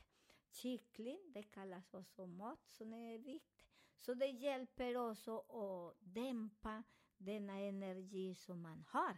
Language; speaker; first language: Swedish; non-native, fluent; Spanish